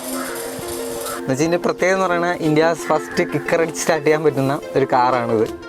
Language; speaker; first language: Malayalam; native; Malayalam